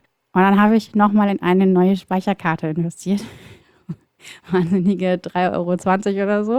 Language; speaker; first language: German; native; German